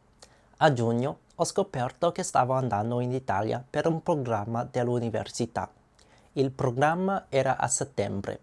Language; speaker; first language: Italian; non-native, learner; English